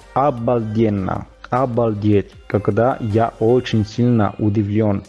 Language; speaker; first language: Russian; non-native, fluent; Italian